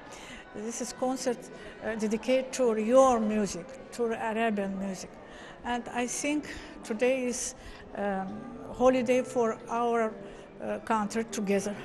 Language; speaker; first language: English; non-native, learner; Azerbaijani